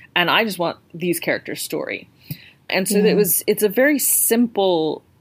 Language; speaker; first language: English; native; English